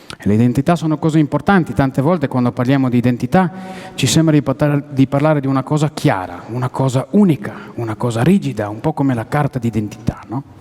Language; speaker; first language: Italian; non-native, fluent; Hebrew